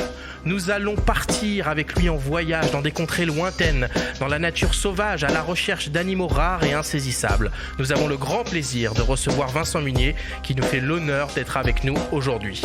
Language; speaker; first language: French; native; French